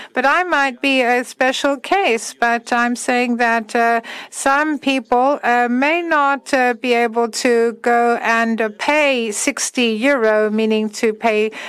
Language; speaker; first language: English; non-native, fluent; German